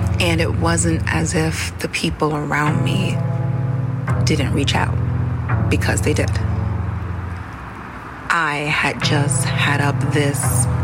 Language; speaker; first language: English; native; English